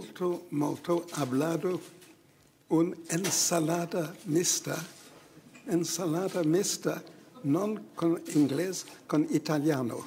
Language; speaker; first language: Spanish; non-native, learner; English